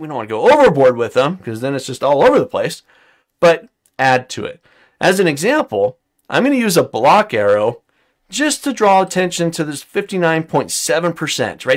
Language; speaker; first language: English; native; English